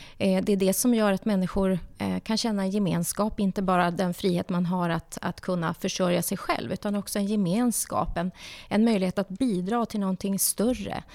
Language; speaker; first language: Swedish; native; Swedish